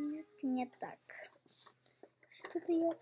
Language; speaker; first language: Russian; early bilingual, heritage; Russian